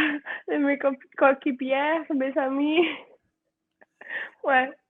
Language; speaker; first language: French; non-native, learner; Spanish